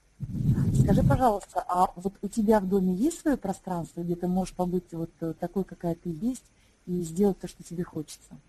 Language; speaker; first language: Russian; native; Russian